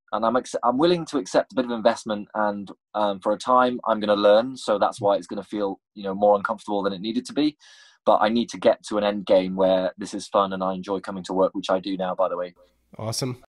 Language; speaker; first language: English; native; English